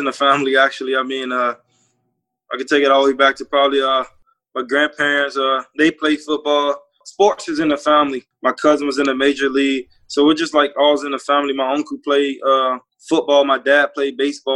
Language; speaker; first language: English; native; English